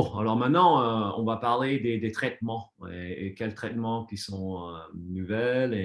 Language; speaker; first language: French; non-native, fluent; English